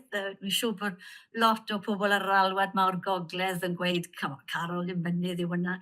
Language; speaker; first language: Welsh; native; Welsh